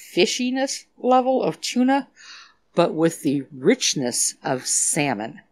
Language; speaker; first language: English; native; English